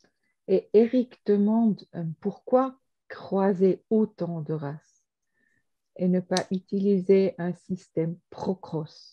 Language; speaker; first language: French; non-native, fluent; German